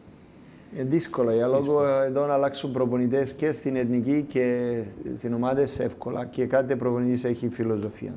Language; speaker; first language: Greek; non-native, learner; Serbian